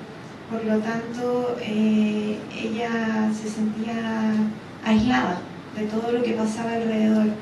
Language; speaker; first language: Spanish; native; Spanish